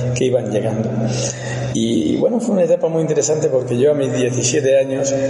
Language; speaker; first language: Spanish; native; Spanish